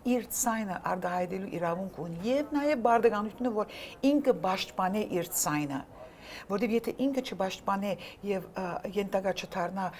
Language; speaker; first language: Armenian; early bilingual, heritage; Armenian